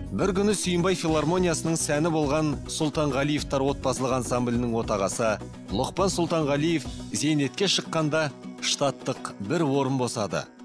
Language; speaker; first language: Kazakh; native; Kazakh